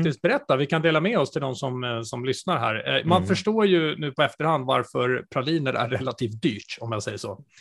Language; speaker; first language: Swedish; native; Swedish